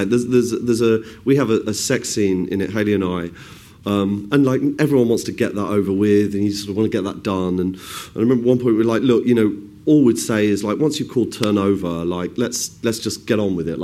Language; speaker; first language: English; native; English